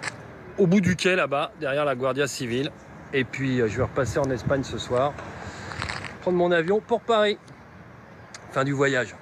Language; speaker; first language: French; native; French